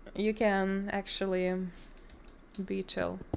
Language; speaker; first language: English; non-native, fluent; Lithuanian